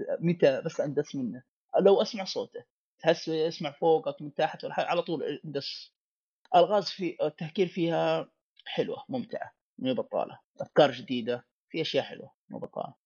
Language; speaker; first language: Arabic; native; Arabic